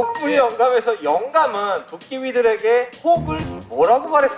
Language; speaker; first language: Korean; native; Korean